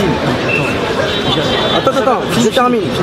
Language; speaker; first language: French; native; French